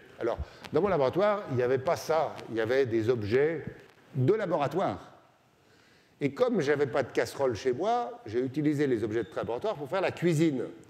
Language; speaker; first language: French; native; French